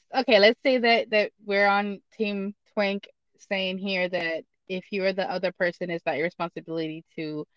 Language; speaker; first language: English; early bilingual, other home language; Spanish